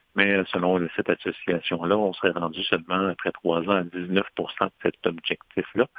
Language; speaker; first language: French; native; French